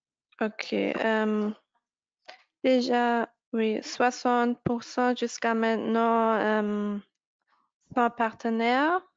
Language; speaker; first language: French; non-native, fluent; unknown